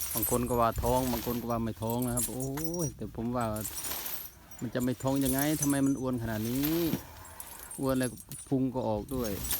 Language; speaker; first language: Thai; non-native, local second language; Northern Khmer